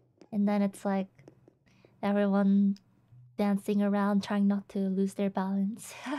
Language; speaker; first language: English; early bilingual, other home language; Japanese